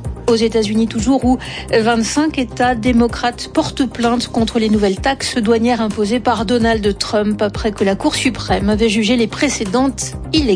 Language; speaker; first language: French; native; French